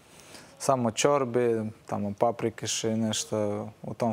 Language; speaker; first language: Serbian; non-native, learner; Russian